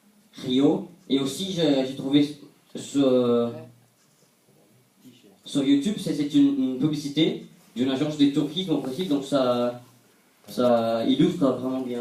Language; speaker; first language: French; non-native, fluent; Portuguese